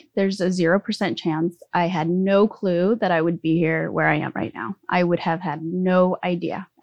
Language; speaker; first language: English; early bilingual, other home language; Spanish